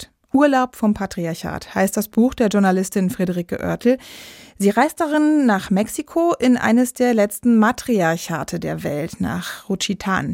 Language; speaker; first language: German; native; German